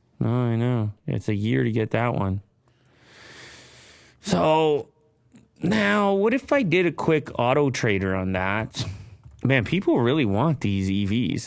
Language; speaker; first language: English; native; English